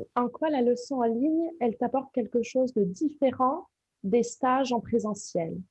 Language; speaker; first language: French; native; French